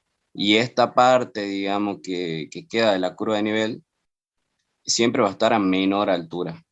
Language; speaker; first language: Spanish; native; Spanish